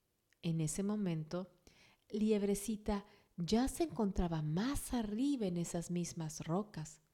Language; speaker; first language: Spanish; native; Spanish